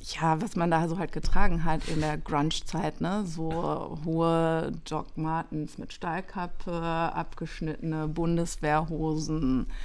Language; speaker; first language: German; native; German